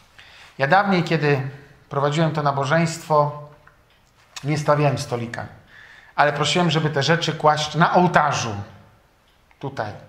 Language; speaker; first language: Polish; native; Polish